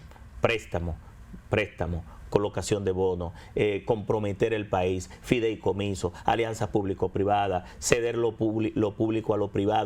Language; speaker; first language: Spanish; native; Spanish